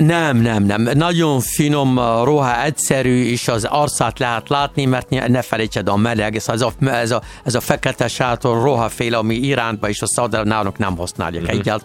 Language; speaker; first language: Hungarian; non-native, learner; Arabic